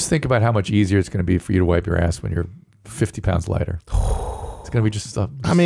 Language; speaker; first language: English; native; English